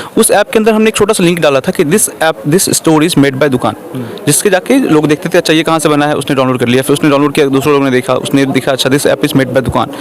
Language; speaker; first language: Hindi; non-native, local second language; Maithili